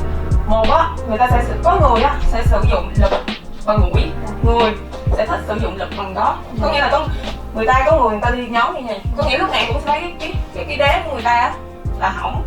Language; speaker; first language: Vietnamese; native; Vietnamese